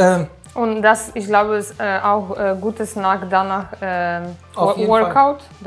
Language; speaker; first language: German; non-native, learner; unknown